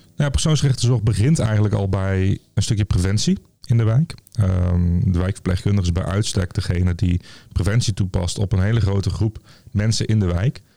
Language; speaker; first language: Dutch; native; Dutch